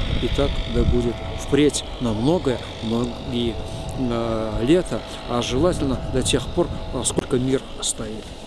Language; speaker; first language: Russian; native; Russian